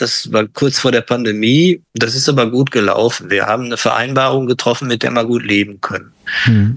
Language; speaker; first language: German; native; German